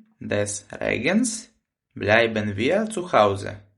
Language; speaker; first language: German; non-native, fluent; Ukrainian